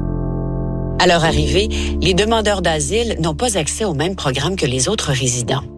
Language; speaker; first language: French; native; French